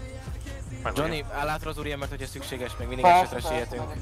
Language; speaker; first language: Hungarian; native; Hungarian